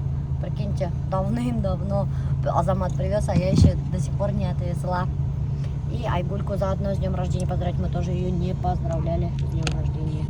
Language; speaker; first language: Russian; non-native, local second language; Bashkir